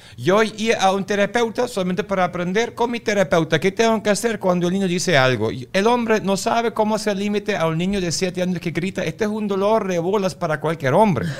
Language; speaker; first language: Spanish; non-native, fluent; German